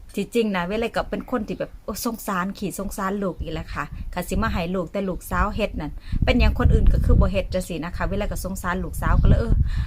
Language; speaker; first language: Thai; native; Thai